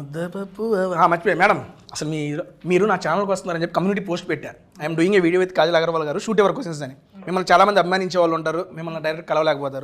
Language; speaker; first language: Telugu; native; Telugu